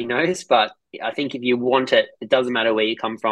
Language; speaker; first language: English; native; English